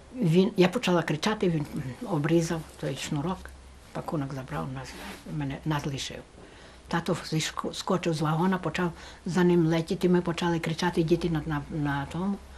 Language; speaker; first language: Ukrainian; native; Ukrainian